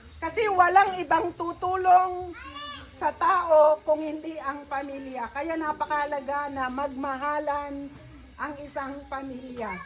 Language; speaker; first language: Filipino; non-native, local second language; Iloko